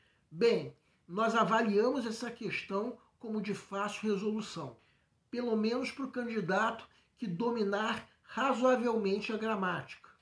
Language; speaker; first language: Portuguese; native; Portuguese